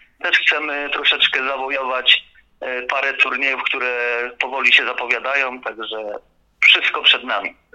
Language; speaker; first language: Polish; native; Polish